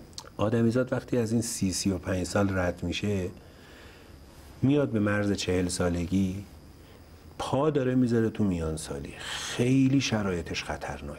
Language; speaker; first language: Persian; native; Persian